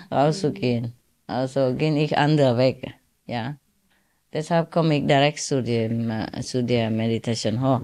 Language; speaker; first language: German; non-native, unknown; Vietnamese